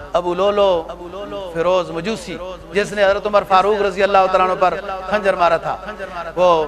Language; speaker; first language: Urdu; non-native, local second language; Punjabi